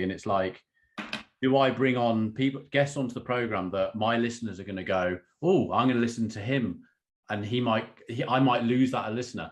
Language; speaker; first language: English; native; English